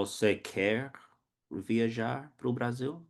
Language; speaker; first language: Portuguese; non-native, fluent; English